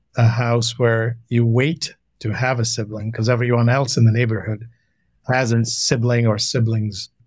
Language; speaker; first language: English; non-native, local second language; Hindi